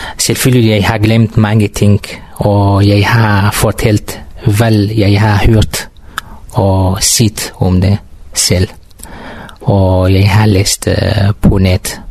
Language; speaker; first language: Danish; non-native, learner; Kurdish